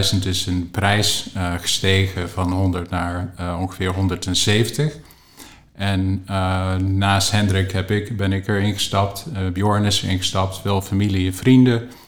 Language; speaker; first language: Dutch; non-native, fluent; English